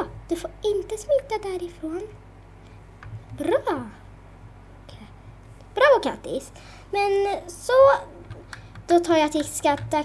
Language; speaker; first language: Swedish; native; Swedish